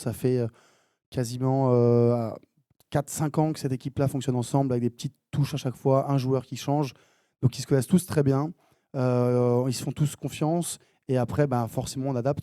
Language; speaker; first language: French; native; French